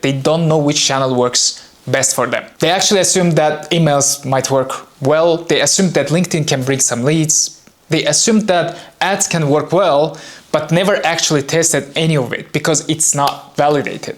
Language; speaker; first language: English; non-native, fluent; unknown